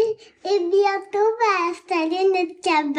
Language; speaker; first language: French; native; French